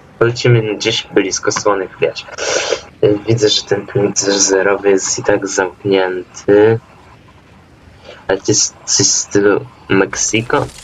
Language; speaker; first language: Polish; native; Polish